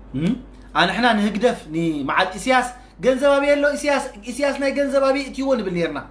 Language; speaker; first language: Tigrinya; native; Tigrinya